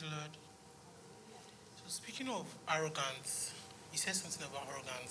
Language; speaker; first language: English; non-native, local second language; Yoruba